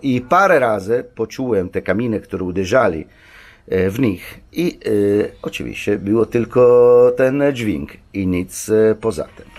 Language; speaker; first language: Polish; non-native, learner; Italian